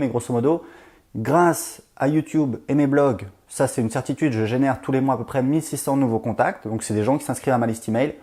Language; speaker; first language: French; native; French